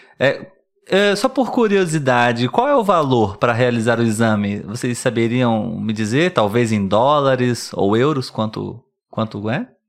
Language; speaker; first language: Portuguese; native; Portuguese